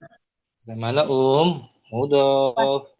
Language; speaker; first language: Arabic; non-native, fluent; Indonesian